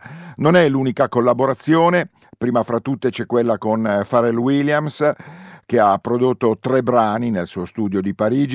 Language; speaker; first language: Italian; native; Italian